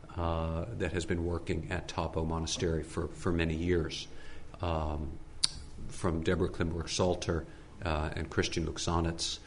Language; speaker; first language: English; native; English